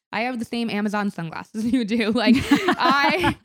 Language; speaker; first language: English; native; English